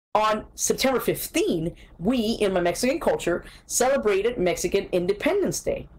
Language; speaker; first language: English; early bilingual, other home language; Spanish